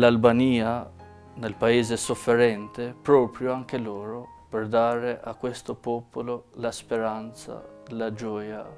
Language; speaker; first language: Italian; non-native, fluent; Albanian